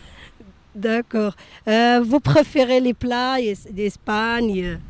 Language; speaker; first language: French; non-native, learner; Arabic